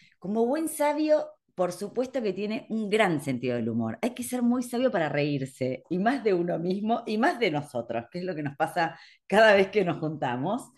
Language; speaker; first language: Spanish; native; Spanish